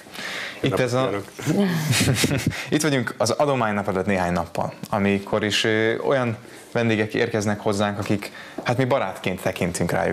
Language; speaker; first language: Hungarian; native; Hungarian